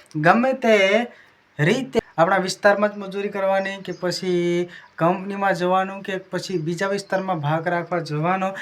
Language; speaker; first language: Gujarati; non-native, local second language; Bhili